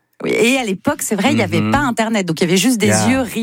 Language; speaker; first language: French; native; French